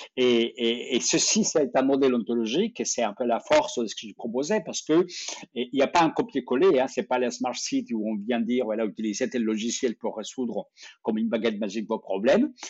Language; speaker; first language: French; non-native, fluent; Spanish